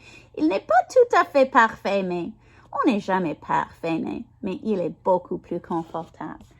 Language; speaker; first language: French; non-native, learner; English